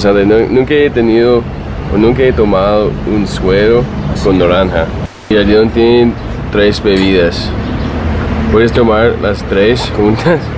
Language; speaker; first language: Spanish; non-native, fluent; English